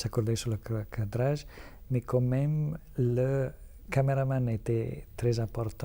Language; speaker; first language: French; non-native, fluent; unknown